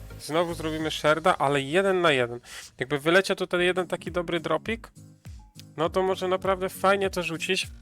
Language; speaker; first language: Polish; native; Polish